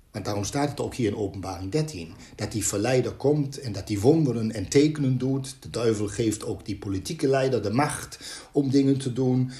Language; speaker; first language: Dutch; native; Dutch